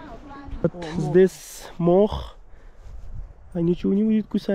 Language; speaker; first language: Russian; non-native, learner; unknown